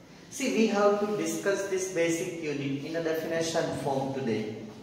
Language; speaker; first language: English; non-native, local second language; Hindi